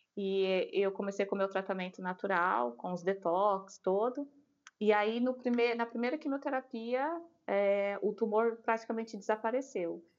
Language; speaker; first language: Portuguese; native; Portuguese